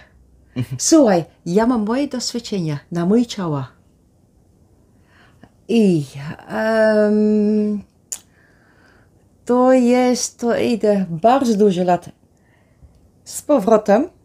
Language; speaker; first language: Polish; non-native, learner; Dutch